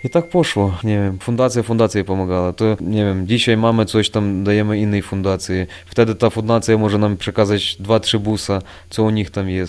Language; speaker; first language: Polish; non-native, learner; Ukrainian